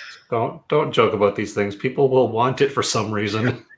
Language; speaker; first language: English; native; English